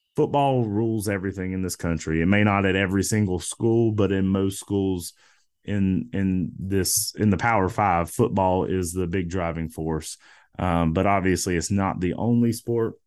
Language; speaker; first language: English; native; English